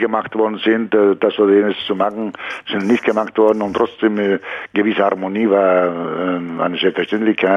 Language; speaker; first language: German; non-native, fluent; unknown